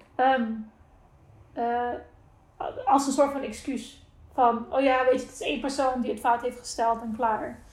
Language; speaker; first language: Dutch; non-native, local second language; Papiamento